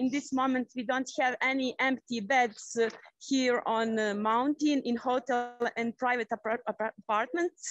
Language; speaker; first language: English; non-native, fluent; Croatian